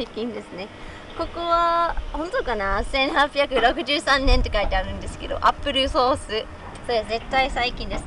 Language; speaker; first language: Japanese; non-native, fluent; English